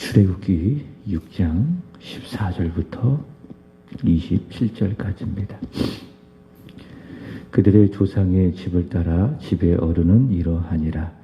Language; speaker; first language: Korean; native; Korean